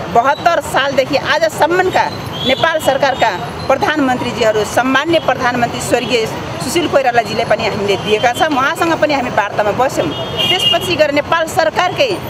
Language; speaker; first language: Nepali; non-native, local second language; Dangaura Tharu